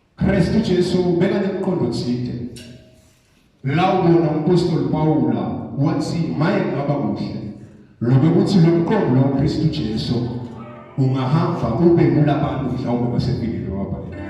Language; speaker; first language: Zulu; non-native, local second language; Swati